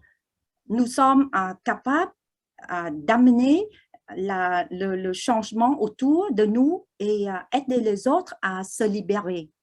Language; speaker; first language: French; non-native, fluent; Vietnamese